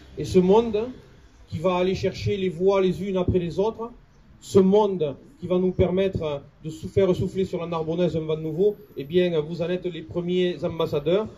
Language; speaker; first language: French; native; French